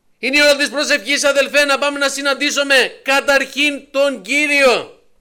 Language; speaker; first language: Greek; native; Greek